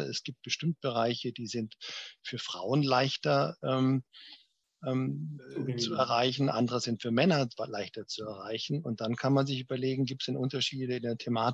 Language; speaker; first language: German; native; German